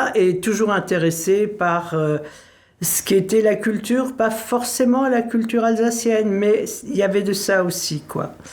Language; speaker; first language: French; non-native, local second language; Swiss German